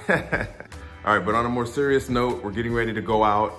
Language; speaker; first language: English; native; English